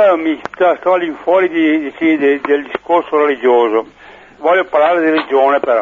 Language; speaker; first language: Italian; non-native, fluent; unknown